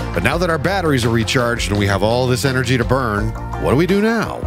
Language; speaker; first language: English; native; English